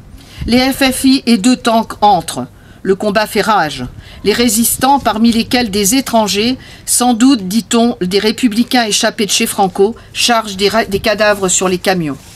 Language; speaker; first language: French; native; French